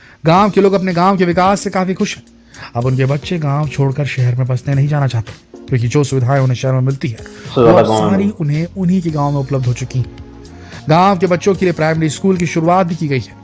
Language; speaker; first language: Hindi; native; Hindi